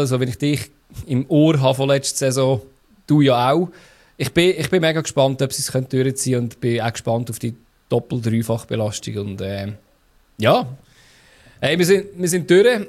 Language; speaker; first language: German; native; German